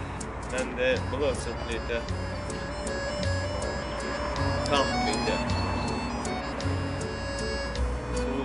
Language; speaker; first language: Swedish; non-native, learner; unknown